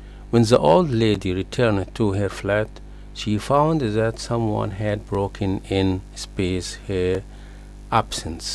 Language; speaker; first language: English; non-native, fluent; Arabic